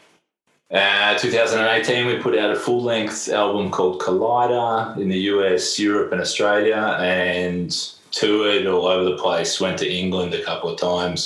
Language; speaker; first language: English; native; English